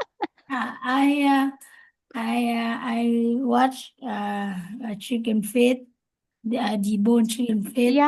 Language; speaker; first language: English; non-native, learner; Vietnamese